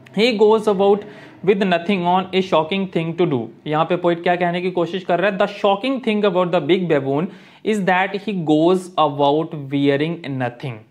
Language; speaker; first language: Hindi; native; Hindi